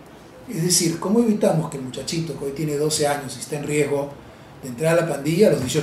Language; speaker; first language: Spanish; native; Spanish